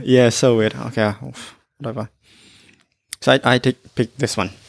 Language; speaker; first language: English; non-native, fluent; Japanese